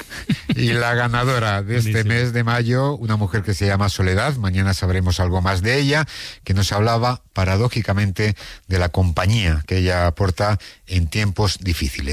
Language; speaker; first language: Spanish; native; Spanish